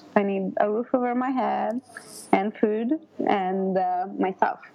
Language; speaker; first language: English; non-native, fluent; Italian